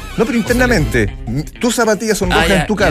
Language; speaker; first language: Spanish; native; Spanish